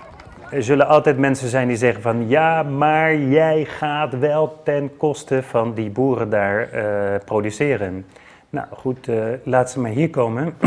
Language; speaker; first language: Dutch; native; Dutch